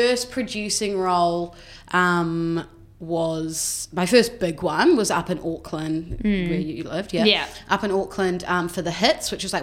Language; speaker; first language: English; native; English